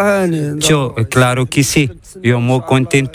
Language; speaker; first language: Spanish; non-native, learner; Arabic